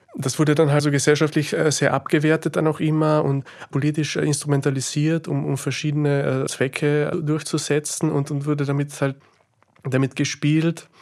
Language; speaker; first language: German; native; German